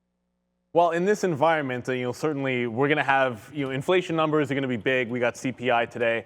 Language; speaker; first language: English; native; English